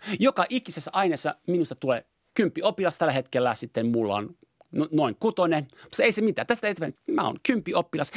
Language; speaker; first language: Finnish; non-native, fluent; French